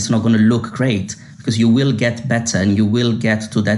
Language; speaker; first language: English; non-native, fluent; Italian